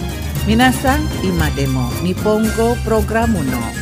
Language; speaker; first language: Japanese; non-native, fluent; Indonesian